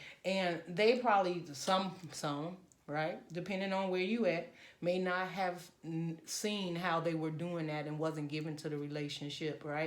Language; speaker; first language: English; native; English